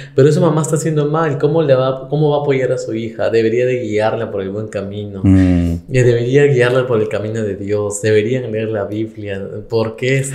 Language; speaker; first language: Spanish; native; Spanish